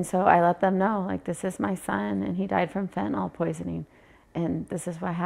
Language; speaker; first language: English; native; English